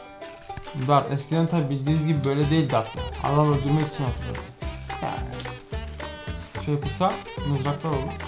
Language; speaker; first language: Turkish; native; Turkish